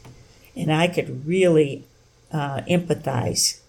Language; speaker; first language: English; native; English